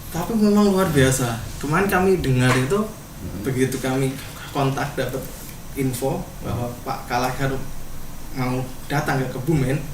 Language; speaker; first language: Indonesian; native; Indonesian